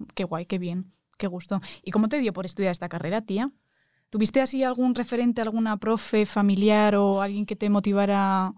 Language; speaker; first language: Spanish; native; Spanish